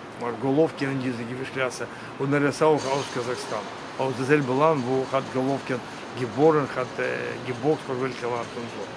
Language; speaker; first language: German; non-native, learner; Russian